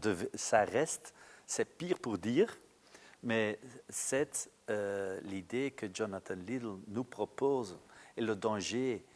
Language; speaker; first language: French; non-native, local second language; Dutch